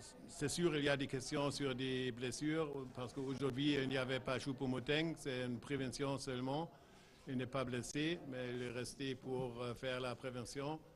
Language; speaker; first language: French; non-native, fluent; German